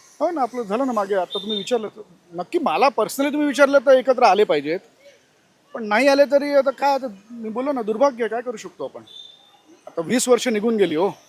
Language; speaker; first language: Marathi; non-native, local second language; Gujarati